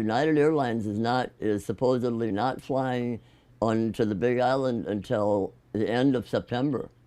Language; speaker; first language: English; native; English